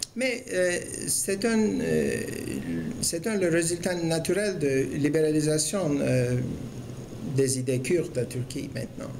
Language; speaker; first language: French; non-native, fluent; Turkish